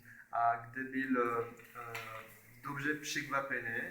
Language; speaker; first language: Czech; non-native, learner; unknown